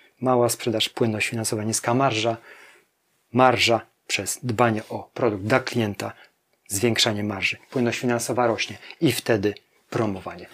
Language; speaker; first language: Polish; native; Polish